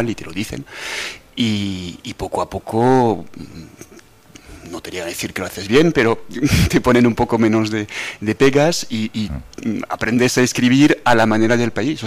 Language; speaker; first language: Spanish; non-native, fluent; French